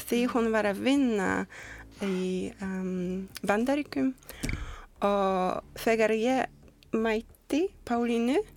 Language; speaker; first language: Icelandic; non-native, learner; Polish